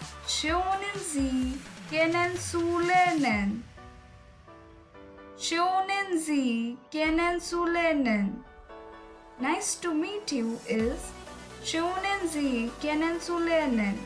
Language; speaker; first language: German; non-native, learner; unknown